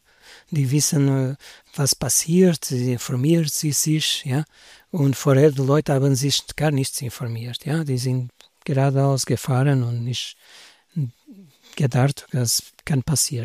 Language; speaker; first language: German; non-native, learner; Portuguese